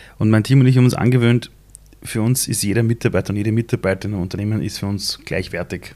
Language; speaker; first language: German; early bilingual, other home language; Persian